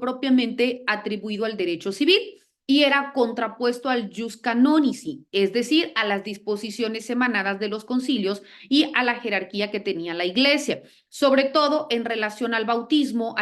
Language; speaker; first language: Spanish; native; Spanish